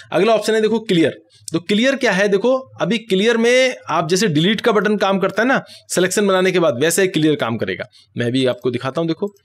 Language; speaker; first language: Hindi; native; Hindi